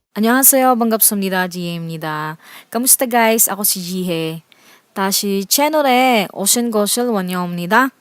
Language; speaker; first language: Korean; non-native, learner; Filipino